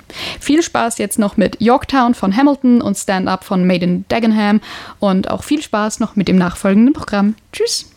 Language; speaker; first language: German; native; German